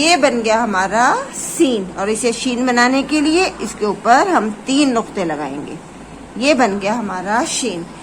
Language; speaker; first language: Hindi; native; Hindi